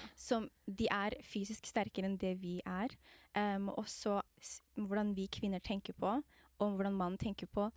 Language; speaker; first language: Norwegian; non-native, fluent; Somali